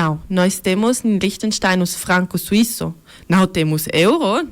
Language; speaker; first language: Portuguese; early bilingual, heritage; Portuguese